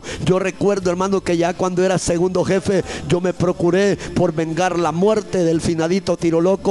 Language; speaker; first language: Spanish; native; Spanish